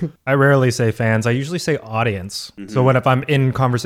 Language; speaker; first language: English; native; English